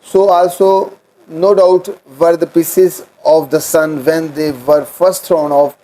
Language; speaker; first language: English; non-native, local second language; Urdu